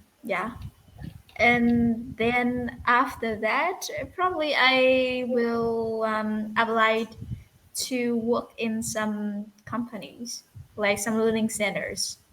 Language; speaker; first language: English; non-native, fluent; Vietnamese